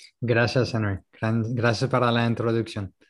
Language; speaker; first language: Spanish; non-native, local second language; French